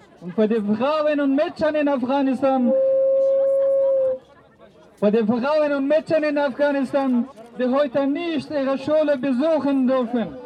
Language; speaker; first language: German; non-native, fluent; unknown